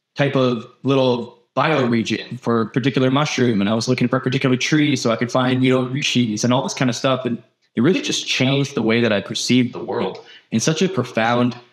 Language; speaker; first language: English; native; English